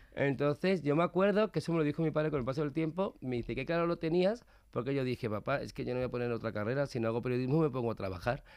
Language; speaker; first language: Spanish; native; Spanish